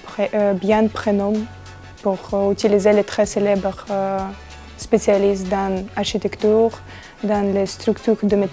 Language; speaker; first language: French; non-native, learner; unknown